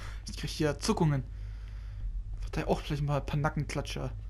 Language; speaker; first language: German; native; German